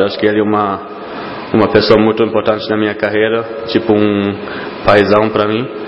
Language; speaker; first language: Portuguese; non-native, fluent; German